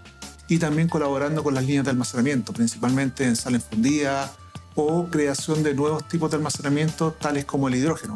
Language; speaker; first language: Spanish; native; Spanish